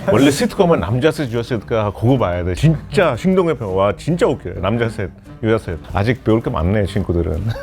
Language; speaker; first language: Korean; non-native, fluent; Hindi